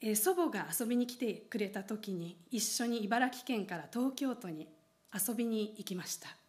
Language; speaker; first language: Japanese; non-native, fluent; Hungarian